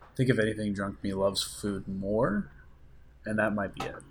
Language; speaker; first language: English; native; English